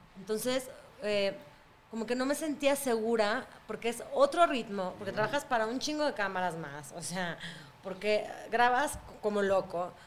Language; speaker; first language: Spanish; early bilingual, other home language; Russian